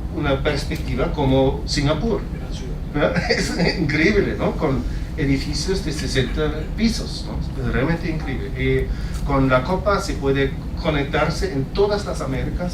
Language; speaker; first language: Spanish; non-native, fluent; German